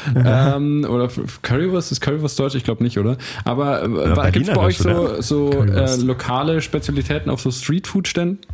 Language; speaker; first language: German; native; German